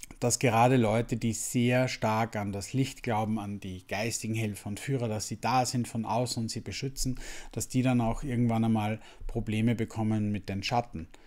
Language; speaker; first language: German; native; German